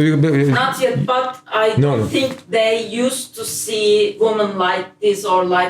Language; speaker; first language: English; non-native, fluent; Turkish